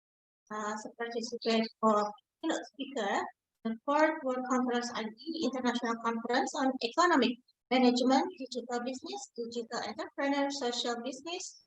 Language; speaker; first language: English; non-native, fluent; Indonesian